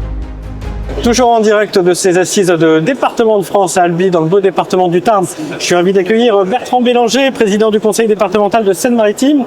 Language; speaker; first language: French; native; French